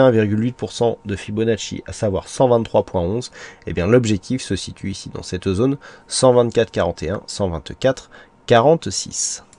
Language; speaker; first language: French; native; French